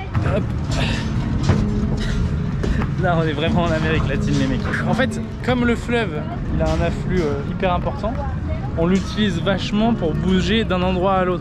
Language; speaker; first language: French; native; French